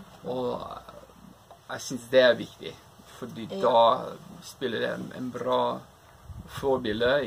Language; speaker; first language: Norwegian; non-native, fluent; English